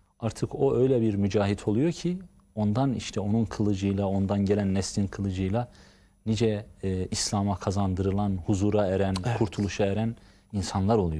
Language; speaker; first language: Turkish; native; Turkish